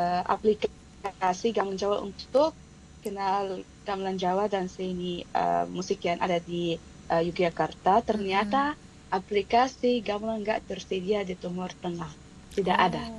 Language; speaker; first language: Indonesian; non-native, fluent; Arabic